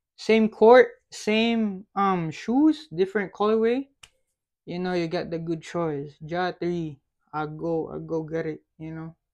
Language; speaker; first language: English; non-native, local second language; Filipino